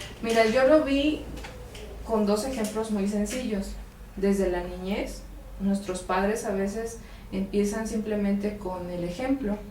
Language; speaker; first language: Spanish; native; Spanish